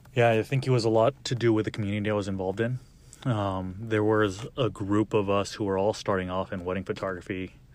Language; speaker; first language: English; native; English